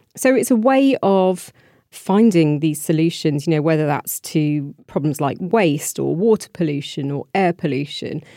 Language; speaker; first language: English; native; English